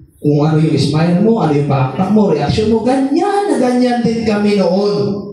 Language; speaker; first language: Filipino; non-native, local second language; Masbatenyo